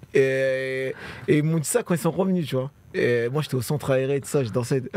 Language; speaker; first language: French; native; French